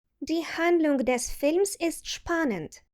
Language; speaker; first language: German; non-native, fluent; Ukrainian